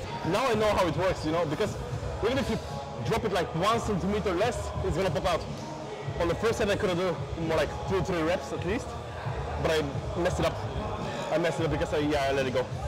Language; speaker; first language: English; non-native, fluent; Bulgarian